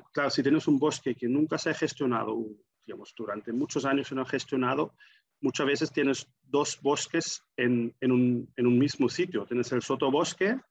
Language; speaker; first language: Spanish; non-native, fluent; German